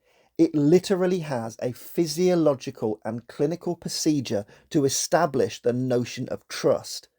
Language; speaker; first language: English; native; English